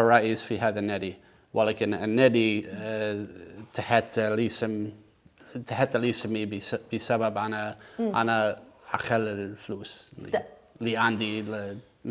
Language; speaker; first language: Arabic; non-native, learner; English